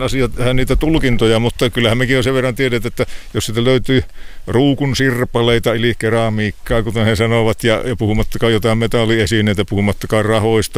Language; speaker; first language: Finnish; native; Finnish